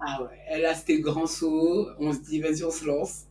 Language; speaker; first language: French; native; French